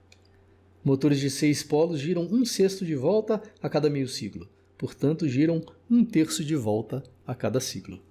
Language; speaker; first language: Portuguese; native; Portuguese